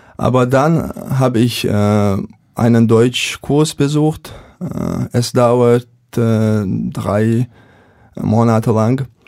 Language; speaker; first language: German; non-native, fluent; Chechen